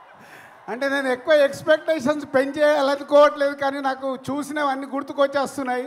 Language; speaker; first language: Telugu; native; Telugu